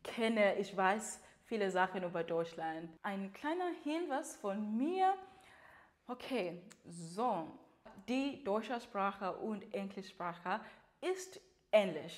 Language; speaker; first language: German; non-native, learner; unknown